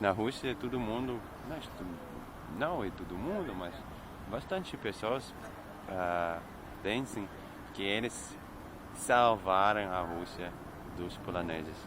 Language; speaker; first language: Portuguese; non-native, fluent; Russian